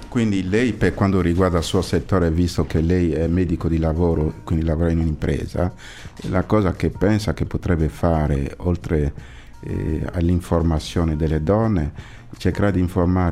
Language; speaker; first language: Italian; non-native, fluent; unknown